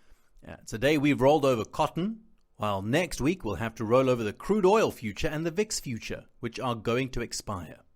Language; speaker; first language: English; non-native, fluent; Italian